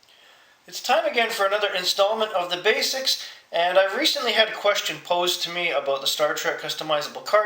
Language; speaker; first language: English; native; English